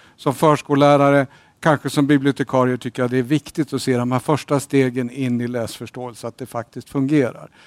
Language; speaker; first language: Swedish; native; Swedish